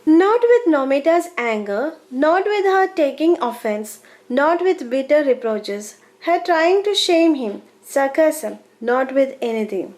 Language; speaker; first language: English; non-native, local second language; Malayalam